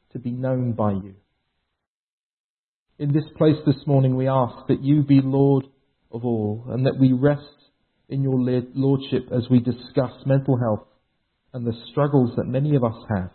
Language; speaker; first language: English; native; English